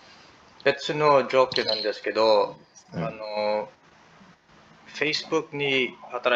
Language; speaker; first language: Japanese; non-native, learner; English